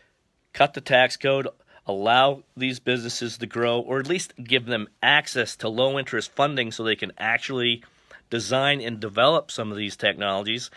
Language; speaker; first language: English; native; English